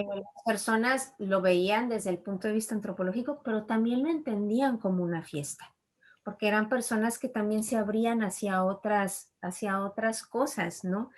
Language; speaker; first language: Spanish; native; Spanish